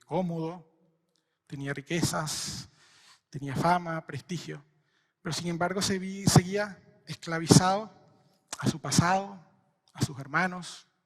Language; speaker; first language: Spanish; native; Spanish